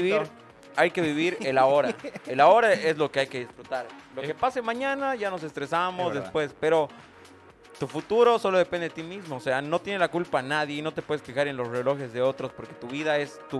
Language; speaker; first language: Spanish; native; Spanish